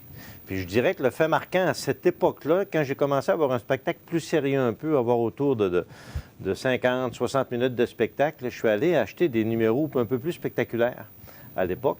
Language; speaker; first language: French; native; French